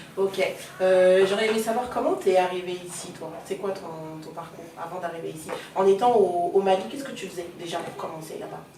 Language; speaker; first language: French; early bilingual, other home language; Soninke